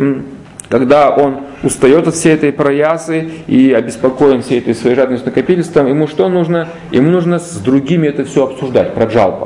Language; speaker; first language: Russian; native; Russian